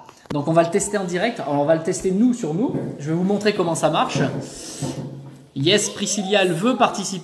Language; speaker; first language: French; native; French